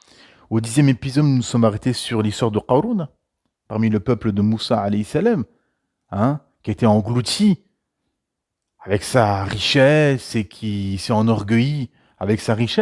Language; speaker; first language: French; native; French